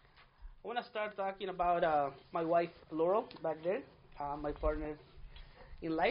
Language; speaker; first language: English; non-native, fluent; Spanish